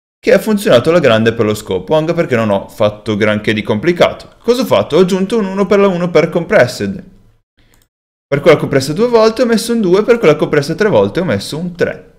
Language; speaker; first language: Italian; native; Italian